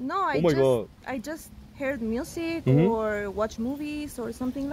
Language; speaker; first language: English; non-native, fluent; Spanish